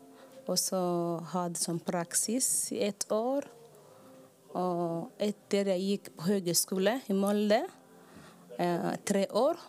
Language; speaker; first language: Norwegian; non-native, learner; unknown